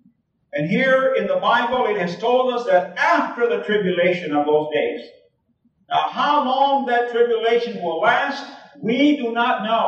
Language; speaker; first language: English; early bilingual, other home language; Spanish